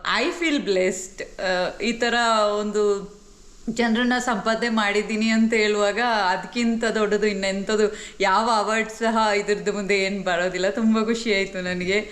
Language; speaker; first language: Kannada; non-native, local second language; Kodava